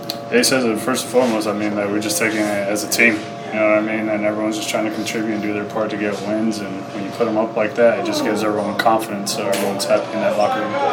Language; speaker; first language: English; early bilingual, other home language; Spanish